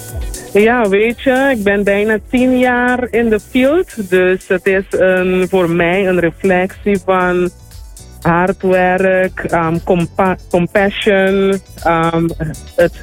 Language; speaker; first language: Dutch; non-native, local second language; Papiamento